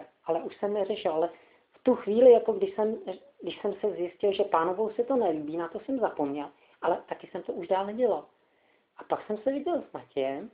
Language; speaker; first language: Czech; native; Czech